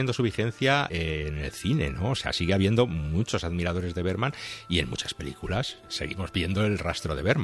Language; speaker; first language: Spanish; native; Spanish